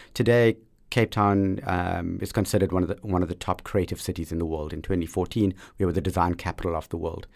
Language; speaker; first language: English; native; English